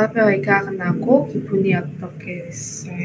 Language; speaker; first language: Korean; non-native, learner; Indonesian